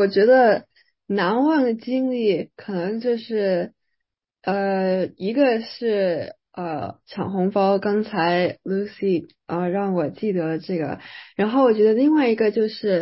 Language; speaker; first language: Chinese; early bilingual, other home language; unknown